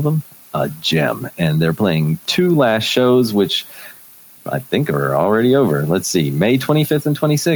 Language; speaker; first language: English; native; English